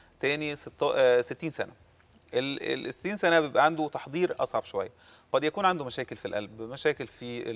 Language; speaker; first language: Arabic; native; Arabic